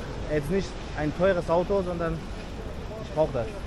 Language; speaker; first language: German; non-native, fluent; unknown